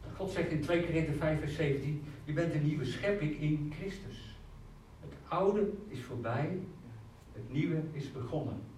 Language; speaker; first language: Dutch; native; Dutch